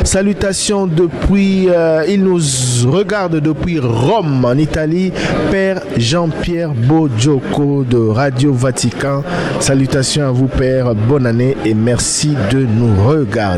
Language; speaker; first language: French; non-native, local second language; Lingala